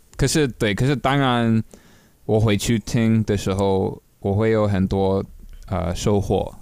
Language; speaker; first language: Chinese; non-native, fluent; English